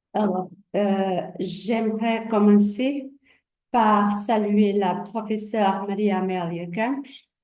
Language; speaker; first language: French; non-native, fluent; Portuguese